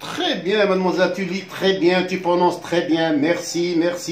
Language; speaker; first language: French; non-native, local second language; Arabic